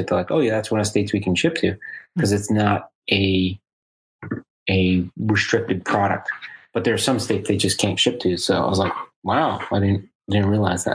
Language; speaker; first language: English; native; English